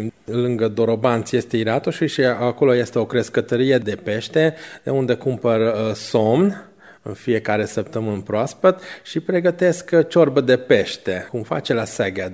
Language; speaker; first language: Romanian; non-native, local second language; Hungarian